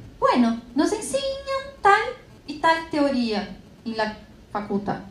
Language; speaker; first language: Spanish; non-native, fluent; Portuguese